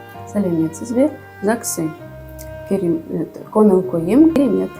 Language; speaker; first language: Kazakh; non-native, local second language; Russian